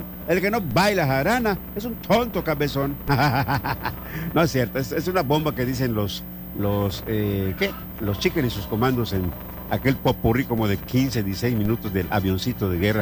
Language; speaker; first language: Spanish; native; Spanish